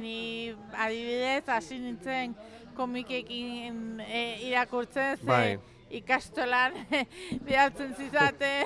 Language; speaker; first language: Basque; non-native, local second language; Spanish